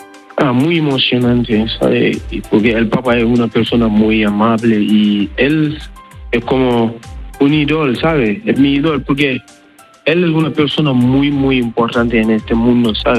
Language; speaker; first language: Spanish; non-native, learner; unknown